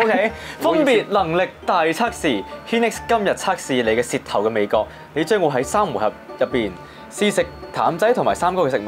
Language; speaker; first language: Chinese; native; Chinese